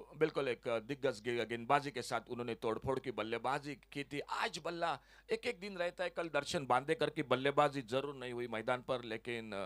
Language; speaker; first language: Hindi; non-native, local second language; Konkani